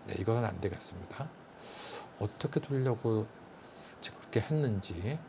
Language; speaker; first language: Korean; native; Korean